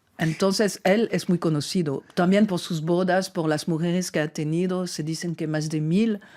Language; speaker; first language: Spanish; non-native, fluent; French